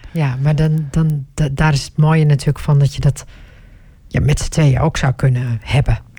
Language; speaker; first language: Dutch; early bilingual, other home language; Turkish